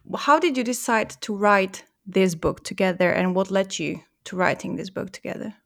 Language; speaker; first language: English; non-native, fluent; Czech